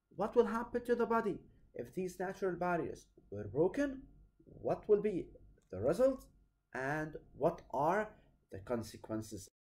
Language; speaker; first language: English; non-native, local second language; Arabic